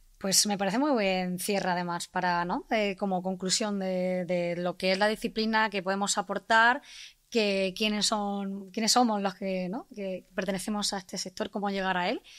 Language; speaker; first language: Spanish; native; Spanish